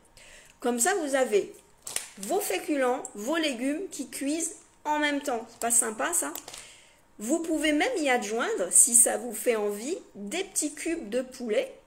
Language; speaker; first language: French; native; French